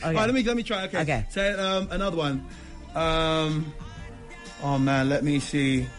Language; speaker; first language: English; early bilingual, other home language; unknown